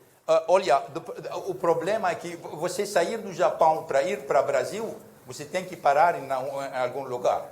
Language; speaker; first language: Portuguese; early bilingual, heritage; Portuguese